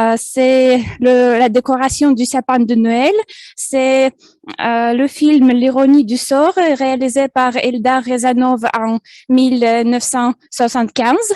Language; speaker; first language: French; non-native, fluent; Russian